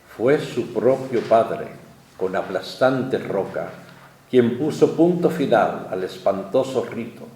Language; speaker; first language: Spanish; native; Spanish